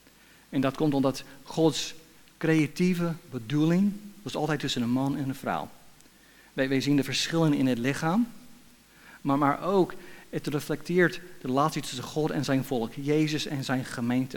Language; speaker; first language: Dutch; non-native, fluent; English